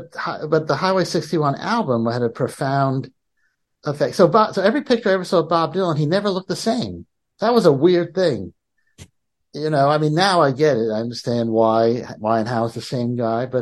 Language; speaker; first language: English; native; English